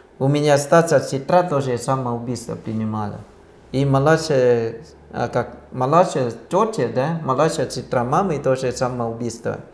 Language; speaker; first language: Russian; non-native, fluent; Thai